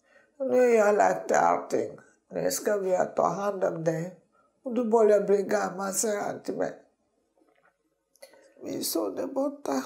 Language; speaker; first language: Swedish; non-native, learner; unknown